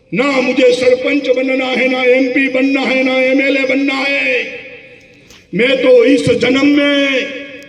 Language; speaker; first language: Hindi; non-native, local second language; Gujarati